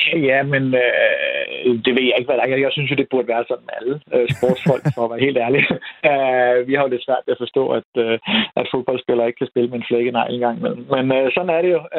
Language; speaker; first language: Danish; native; Danish